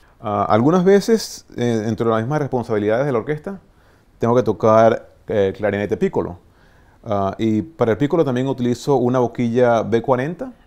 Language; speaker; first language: Spanish; native; Spanish